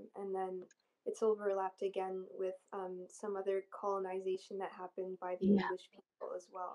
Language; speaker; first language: English; native; English